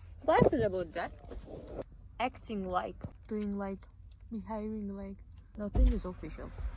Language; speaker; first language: English; non-native, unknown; Turkish